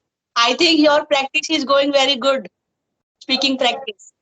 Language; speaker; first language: English; non-native, fluent; Hindi